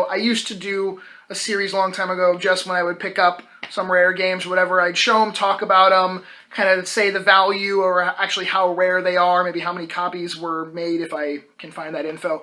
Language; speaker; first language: English; native; English